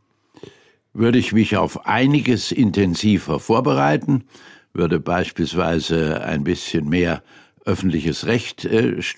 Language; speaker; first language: German; native; German